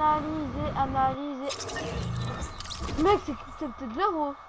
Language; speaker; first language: French; native; French